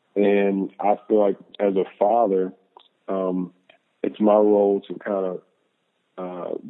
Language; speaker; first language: English; native; English